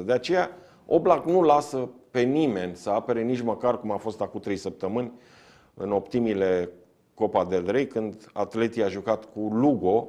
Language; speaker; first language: Romanian; native; Romanian